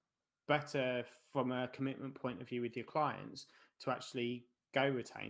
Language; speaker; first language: English; native; English